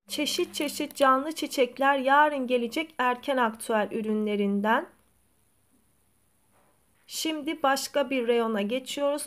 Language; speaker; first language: Turkish; native; Turkish